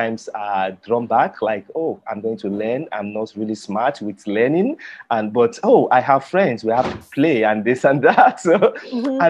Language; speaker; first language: English; non-native, local second language; Yoruba